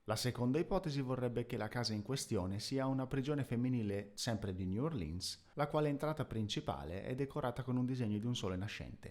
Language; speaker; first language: Italian; native; Italian